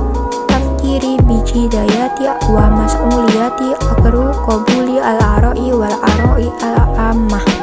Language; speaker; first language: Arabic; non-native, learner; Indonesian